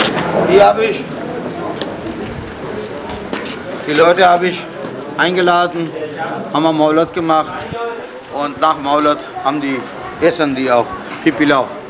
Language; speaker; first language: German; non-native, learner; Urdu